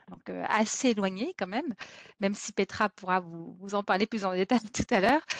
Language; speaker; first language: French; native; French